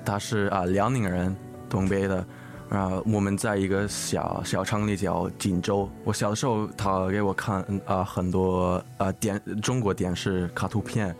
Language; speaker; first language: Chinese; early bilingual, heritage; English